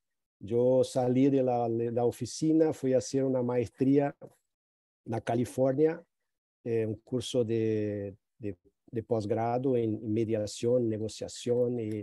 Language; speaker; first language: Spanish; non-native, fluent; Portuguese